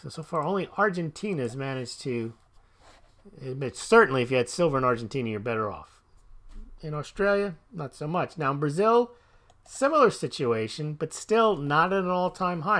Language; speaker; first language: English; native; English